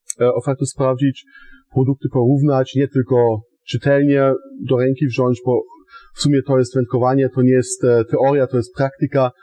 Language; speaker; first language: Polish; non-native, fluent; German